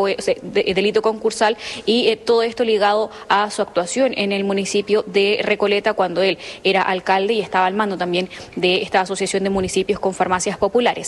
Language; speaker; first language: Spanish; native; Spanish